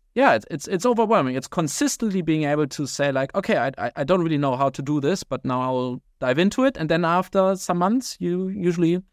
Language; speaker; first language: English; non-native, fluent; German